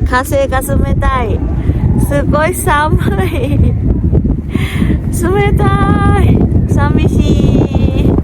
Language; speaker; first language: Japanese; non-native, learner; Thai